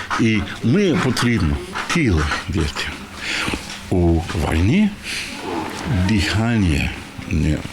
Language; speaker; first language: Ukrainian; non-native, learner; English